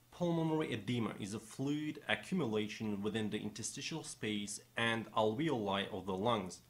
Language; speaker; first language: English; non-native, fluent; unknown